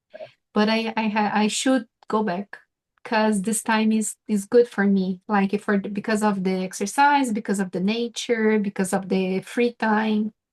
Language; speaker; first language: English; non-native, fluent; Portuguese